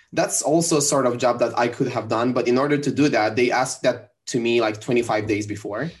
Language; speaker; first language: English; non-native, fluent; Italian